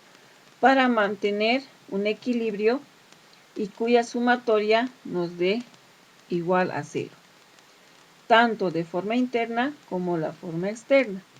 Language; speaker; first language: Spanish; native; Spanish